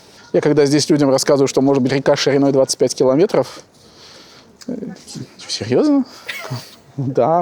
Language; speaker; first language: Russian; native; Russian